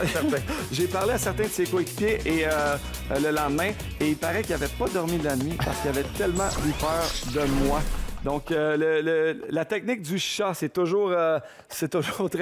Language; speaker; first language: French; native; French